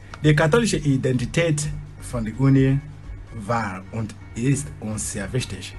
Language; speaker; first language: German; non-native, fluent; Igbo